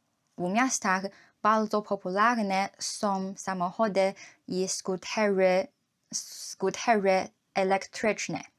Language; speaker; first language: Polish; non-native, learner; Chinese